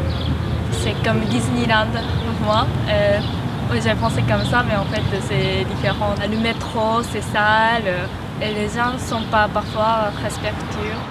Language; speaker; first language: French; non-native, learner; Japanese